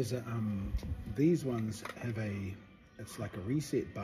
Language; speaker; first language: English; native; English